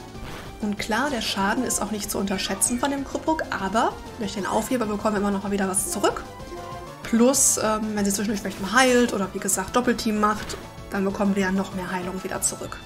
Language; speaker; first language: German; native; German